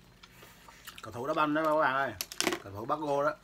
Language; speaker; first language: Vietnamese; native; Vietnamese